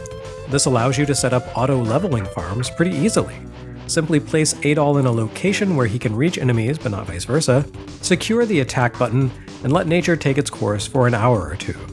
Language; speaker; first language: English; native; English